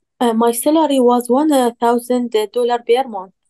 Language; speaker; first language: English; non-native, learner; Arabic